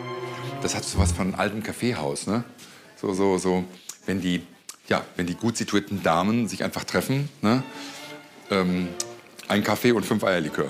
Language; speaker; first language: German; native; German